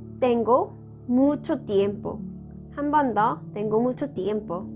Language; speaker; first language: Spanish; non-native, fluent; Korean